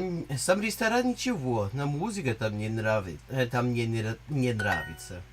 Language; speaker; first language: Russian; non-native, learner; English